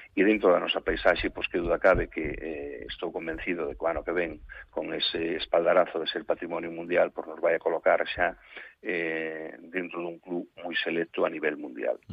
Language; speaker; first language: Galician; native; Galician